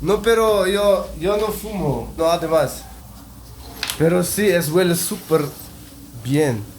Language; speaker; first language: Spanish; non-native, learner; German